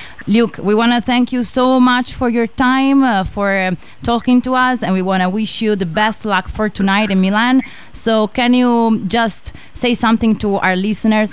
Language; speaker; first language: English; non-native, fluent; Italian